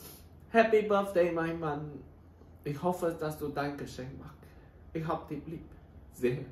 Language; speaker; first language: German; non-native, learner; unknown